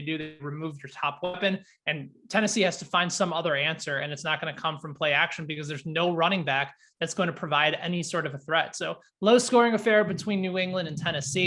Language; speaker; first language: English; native; English